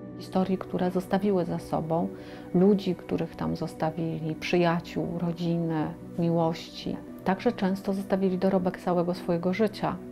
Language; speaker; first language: Polish; native; Polish